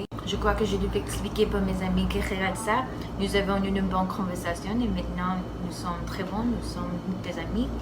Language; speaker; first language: French; non-native, learner; English